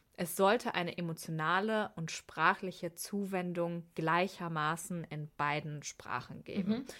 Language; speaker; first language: German; early bilingual, other home language; Persian